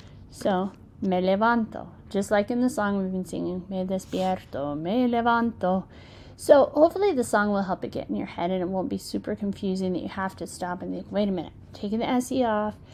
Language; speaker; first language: English; native; English